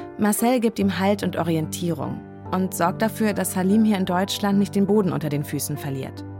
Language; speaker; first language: German; native; German